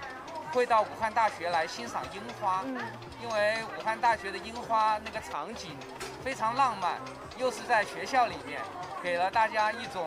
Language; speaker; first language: Chinese; native; Chinese